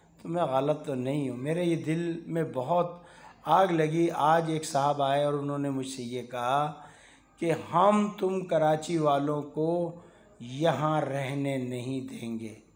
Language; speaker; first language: Urdu; native; Urdu